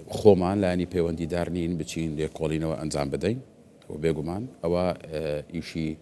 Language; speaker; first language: Central Kurdish; non-native, local second language; Assyrian Neo-Aramaic